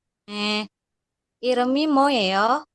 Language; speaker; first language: Korean; non-native, learner; Indonesian